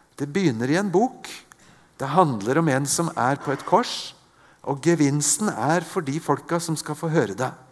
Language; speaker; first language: Norwegian; native; Norwegian